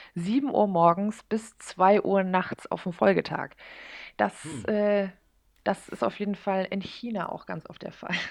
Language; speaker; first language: German; native; German